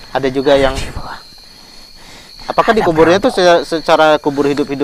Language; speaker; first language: Indonesian; native; Indonesian